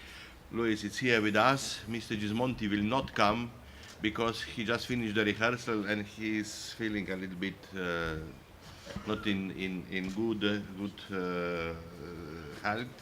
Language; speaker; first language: English; non-native, fluent; Slovenian